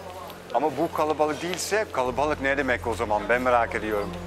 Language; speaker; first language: Turkish; non-native, fluent; Dutch